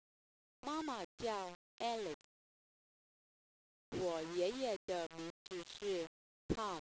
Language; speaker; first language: Chinese; non-native, learner; English